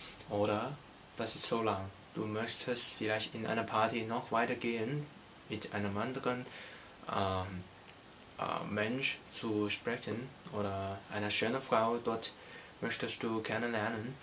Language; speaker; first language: German; non-native, learner; Cantonese